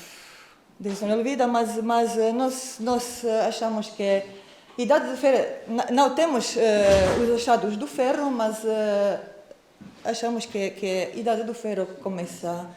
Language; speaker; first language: Portuguese; non-native, fluent; Croatian